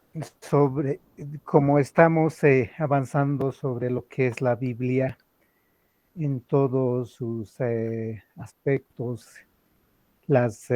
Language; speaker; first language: Spanish; non-native, local second language; Aymara